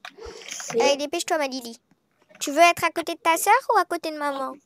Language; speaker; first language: French; native; French